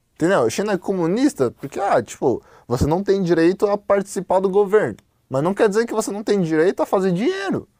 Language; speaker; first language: Portuguese; non-native, fluent; Chinese